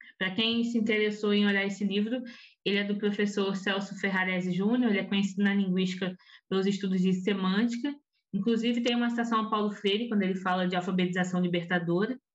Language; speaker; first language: Portuguese; native; Portuguese